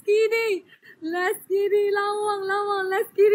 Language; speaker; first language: English; non-native, learner; Chinese